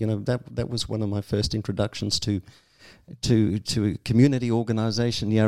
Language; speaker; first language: English; native; English